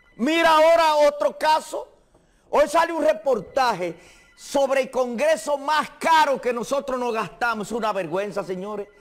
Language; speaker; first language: Spanish; native; Spanish